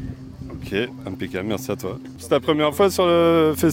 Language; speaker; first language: French; native; French